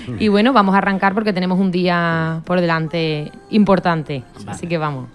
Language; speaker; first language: Spanish; native; Spanish